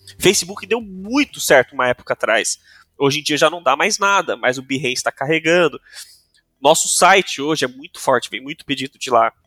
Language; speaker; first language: Portuguese; non-native, local second language; English